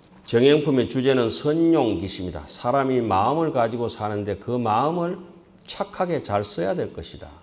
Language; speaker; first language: Korean; native; Korean